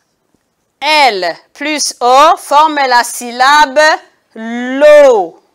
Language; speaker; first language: French; non-native, local second language; Kinyarwanda